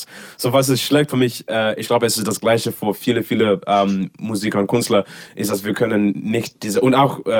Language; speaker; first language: German; non-native, learner; English